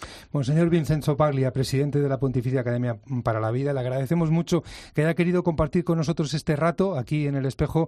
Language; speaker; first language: Spanish; native; Spanish